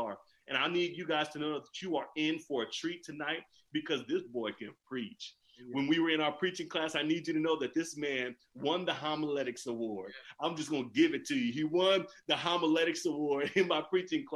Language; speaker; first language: English; native; English